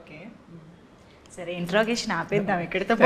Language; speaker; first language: Telugu; native; Telugu